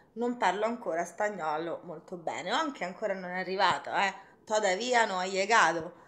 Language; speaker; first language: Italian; native; Italian